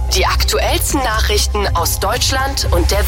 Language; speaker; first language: German; native; German